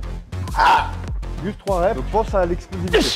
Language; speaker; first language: French; native; French